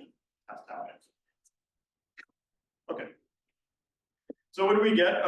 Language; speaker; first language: English; native; English